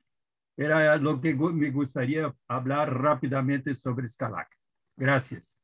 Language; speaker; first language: Spanish; non-native, fluent; Portuguese